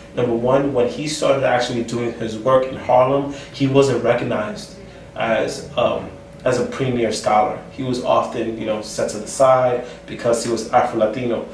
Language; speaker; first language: English; native; English